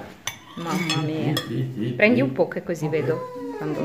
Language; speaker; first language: Italian; non-native, fluent; Russian